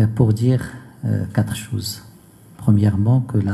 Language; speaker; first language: French; non-native, local second language; Arabic